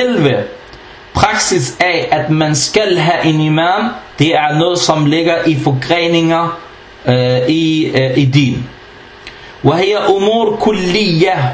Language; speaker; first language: Danish; non-native, fluent; Arabic